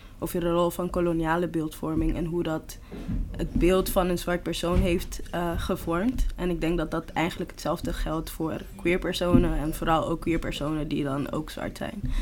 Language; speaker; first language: Dutch; non-native, local second language; Papiamento